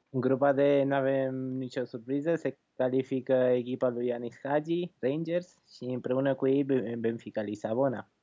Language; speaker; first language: Romanian; early bilingual, heritage; Romanian